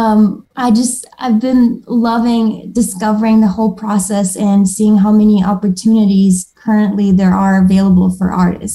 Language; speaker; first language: English; early bilingual, other home language; Romanian